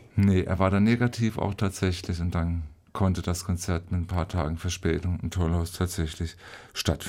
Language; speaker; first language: German; native; German